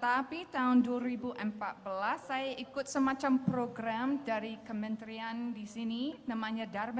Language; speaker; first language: Indonesian; non-native, fluent; English